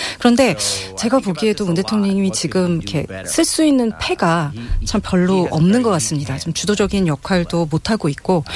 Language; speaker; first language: Korean; non-native, fluent; English